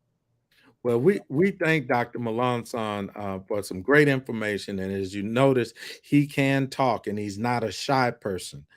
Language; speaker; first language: English; native; English